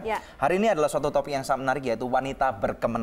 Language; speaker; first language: Indonesian; native; Indonesian